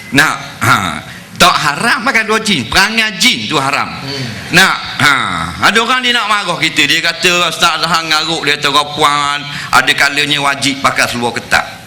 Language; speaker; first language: Malay; native; Malay